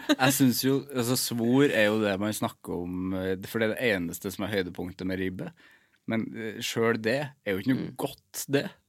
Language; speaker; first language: Norwegian; native; Norwegian